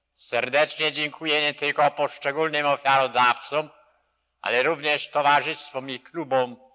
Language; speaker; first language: Polish; early bilingual, heritage; Polish